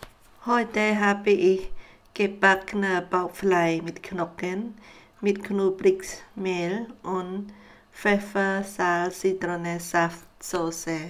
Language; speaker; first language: German; non-native, learner; Khmer